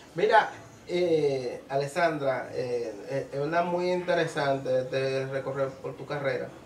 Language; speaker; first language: Spanish; native; Spanish